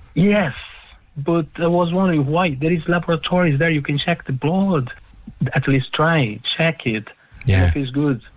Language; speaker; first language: English; non-native, fluent; Portuguese